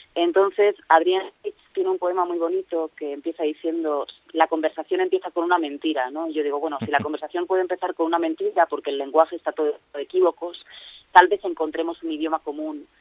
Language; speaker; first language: Spanish; native; Spanish